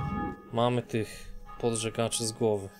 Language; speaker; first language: Polish; native; Polish